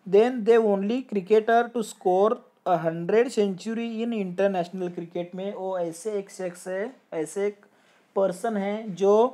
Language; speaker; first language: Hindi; non-native, local second language; Marathi